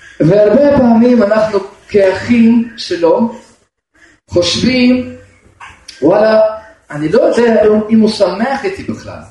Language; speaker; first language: Hebrew; non-native, fluent; Russian